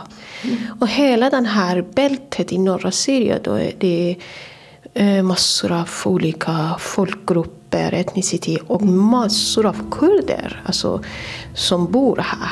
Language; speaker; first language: Swedish; non-native, fluent; Persian